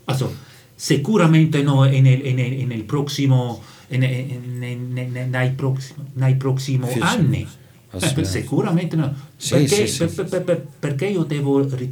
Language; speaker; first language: Italian; non-native, local second language; German